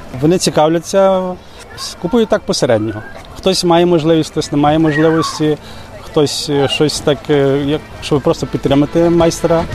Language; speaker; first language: Ukrainian; native; Ukrainian